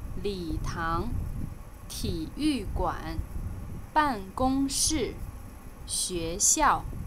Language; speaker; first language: Chinese; non-native, fluent; Lao